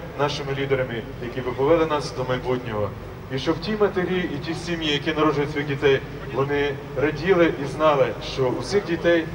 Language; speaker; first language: Ukrainian; native; Ukrainian